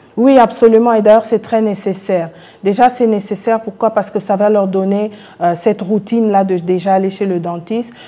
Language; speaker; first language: French; non-native, local second language; Lingala